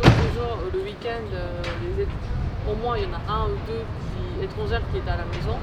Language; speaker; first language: French; non-native, fluent; Japanese